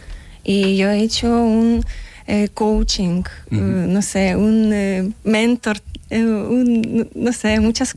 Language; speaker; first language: Spanish; non-native, learner; Ukrainian